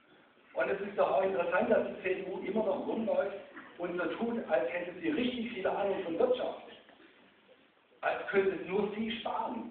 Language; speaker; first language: German; native; German